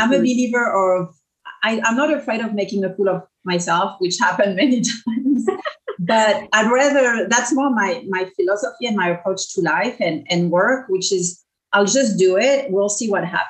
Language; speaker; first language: English; non-native, fluent; French